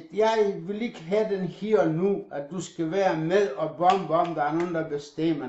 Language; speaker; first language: Danish; non-native, fluent; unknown